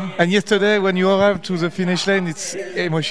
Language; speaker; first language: English; non-native, learner; French